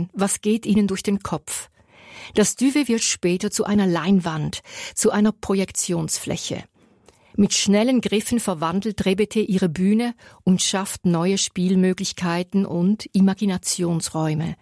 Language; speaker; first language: German; native; German